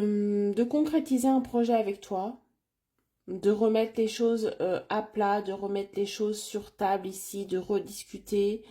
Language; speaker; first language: French; native; French